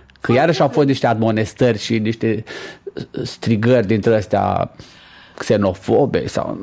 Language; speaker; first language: Romanian; native; Romanian